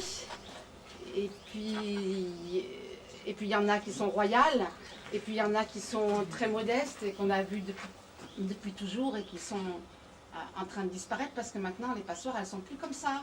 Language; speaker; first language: French; native; French